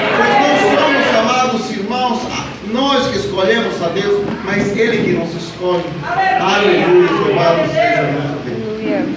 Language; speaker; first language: Portuguese; non-native, fluent; Spanish